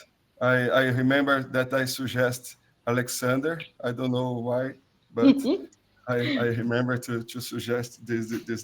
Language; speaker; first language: English; non-native, learner; Portuguese